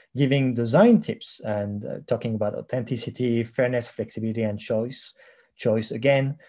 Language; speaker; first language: English; non-native, fluent; French